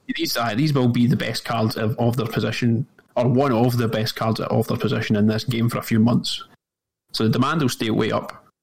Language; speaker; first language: English; native; English